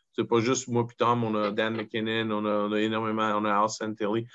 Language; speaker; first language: French; native; French